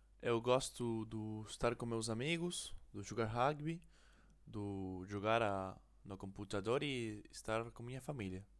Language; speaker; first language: Portuguese; non-native, learner; Spanish